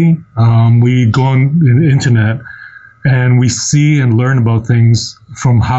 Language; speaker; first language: English; non-native, local second language; Cantonese